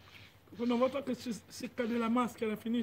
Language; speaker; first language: Italian; non-native, learner; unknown